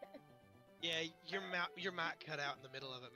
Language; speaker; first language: English; native; English